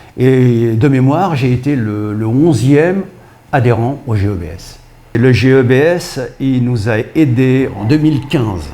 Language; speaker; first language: French; early bilingual, other home language; Portuguese